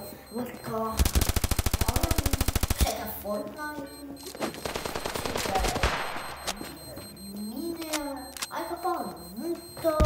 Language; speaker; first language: Finnish; early bilingual, other home language; Russian